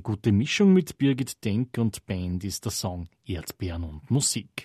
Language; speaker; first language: German; native; German